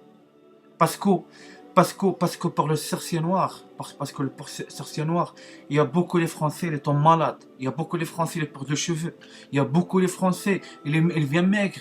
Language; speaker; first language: French; non-native, learner; Arabic